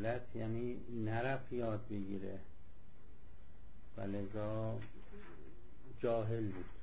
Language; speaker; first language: Persian; native; Persian